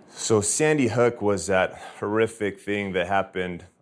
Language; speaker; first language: English; native; English